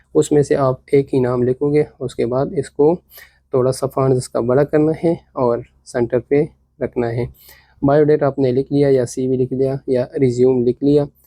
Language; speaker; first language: Urdu; non-native, local second language; Pashto